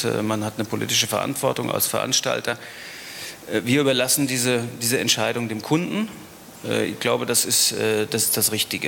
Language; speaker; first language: German; native; German